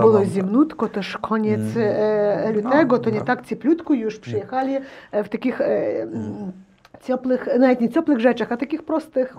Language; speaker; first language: Polish; non-native, learner; Ukrainian